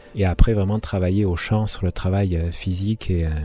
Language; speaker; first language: French; native; French